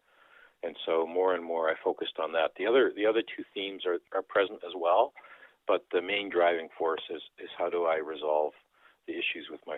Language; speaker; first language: English; early bilingual, other home language; Dutch